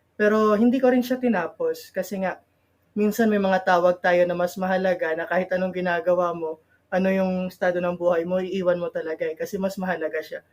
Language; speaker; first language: Filipino; non-native, local second language; Hiligaynon